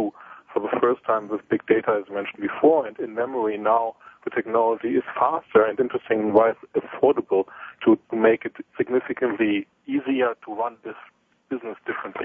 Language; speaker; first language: English; non-native, fluent; Italian